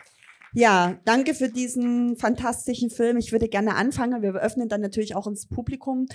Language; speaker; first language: German; native; German